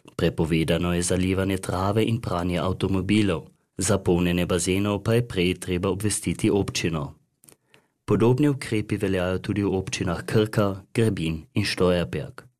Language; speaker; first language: Slovenian; early bilingual, heritage; Slovenian